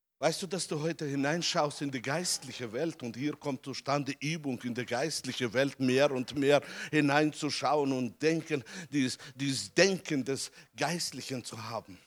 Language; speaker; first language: German; non-native, fluent; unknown